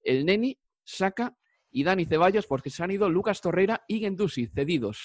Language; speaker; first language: Spanish; native; Spanish